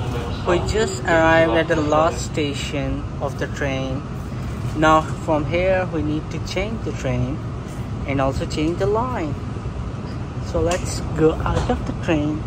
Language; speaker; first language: English; non-native, local second language; Urdu